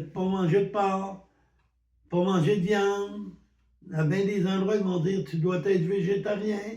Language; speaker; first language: French; native; French